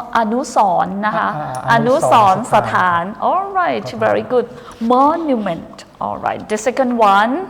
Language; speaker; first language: English; non-native, fluent; Thai